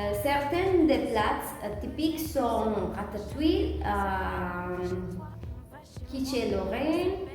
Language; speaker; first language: French; non-native, learner; Spanish